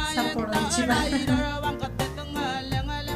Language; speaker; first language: Japanese; non-native, learner; Georgian